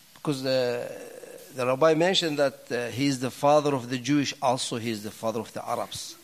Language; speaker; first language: English; non-native, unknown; Turkish